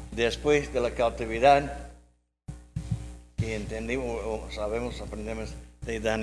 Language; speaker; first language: Spanish; non-native, learner; English